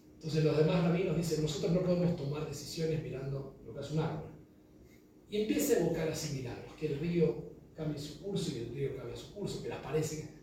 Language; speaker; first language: Spanish; native; Spanish